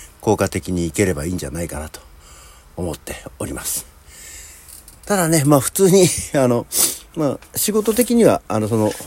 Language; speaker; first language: Japanese; native; Japanese